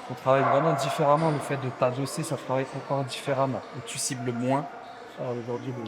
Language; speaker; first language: French; native; French